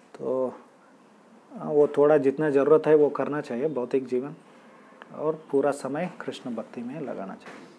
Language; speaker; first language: Hindi; non-native, local second language; Kannada